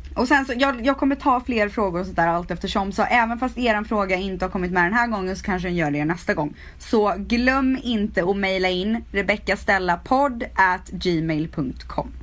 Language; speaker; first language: Swedish; native; Swedish